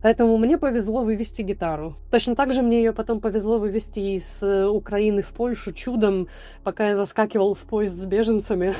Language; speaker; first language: Russian; native; Russian